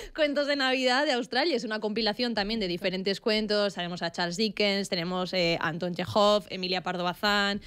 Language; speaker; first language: Spanish; native; Spanish